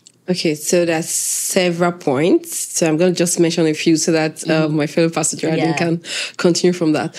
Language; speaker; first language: English; native; English